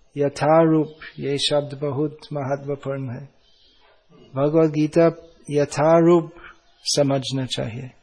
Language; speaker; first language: Hindi; non-native, fluent; English